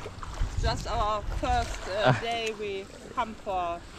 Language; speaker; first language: English; non-native, learner; German